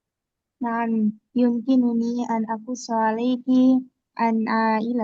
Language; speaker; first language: Arabic; non-native, learner; Indonesian